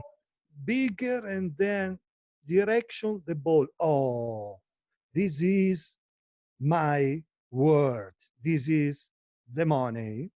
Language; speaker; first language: English; non-native, learner; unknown